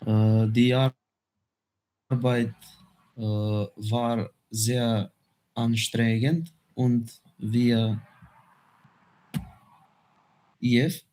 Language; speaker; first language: German; non-native, learner; Macedonian